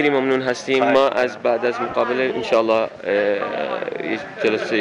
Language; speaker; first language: Persian; non-native, fluent; Arabic